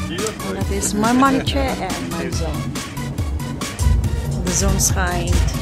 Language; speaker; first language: Dutch; non-native, learner; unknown